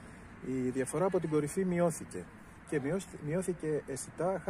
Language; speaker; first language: Greek; native; Greek